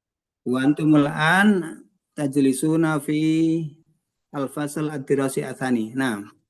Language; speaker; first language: Arabic; non-native, fluent; Indonesian